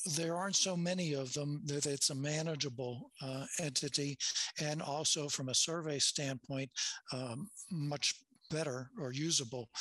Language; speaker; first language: English; native; English